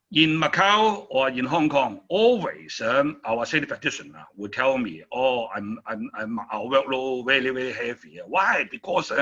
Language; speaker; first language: English; non-native, learner; Chinese